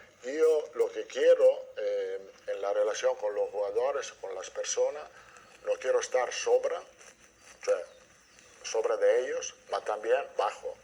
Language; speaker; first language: Spanish; non-native, fluent; Italian